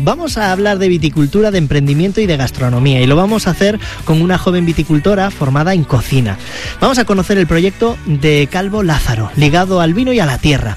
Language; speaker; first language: Spanish; native; Spanish